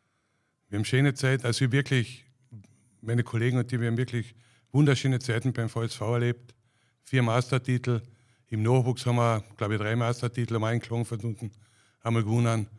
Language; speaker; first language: German; native; German